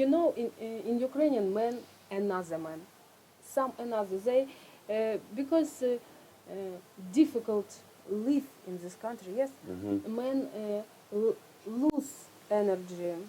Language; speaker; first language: English; non-native, learner; Russian